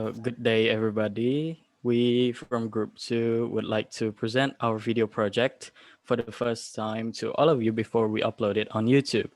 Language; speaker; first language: English; non-native, fluent; Indonesian